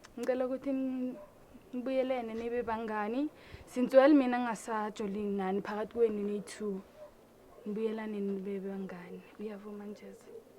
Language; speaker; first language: Zulu; non-native, local second language; South Ndebele